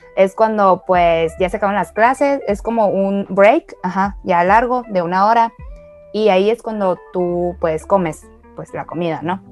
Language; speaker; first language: Spanish; early bilingual, other home language; Chinese